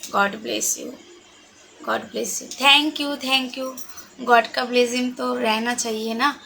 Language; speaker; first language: Hindi; non-native, local second language; Bangla